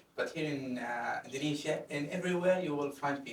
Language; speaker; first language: English; non-native, fluent; Arabic